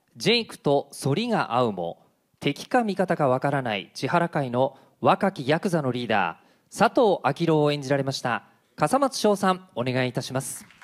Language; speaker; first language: Japanese; native; Japanese